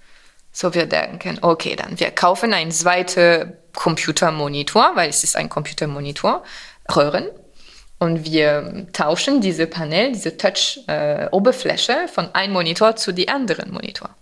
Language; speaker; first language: German; non-native, fluent; French